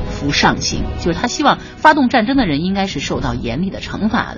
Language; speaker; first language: Chinese; native; Chinese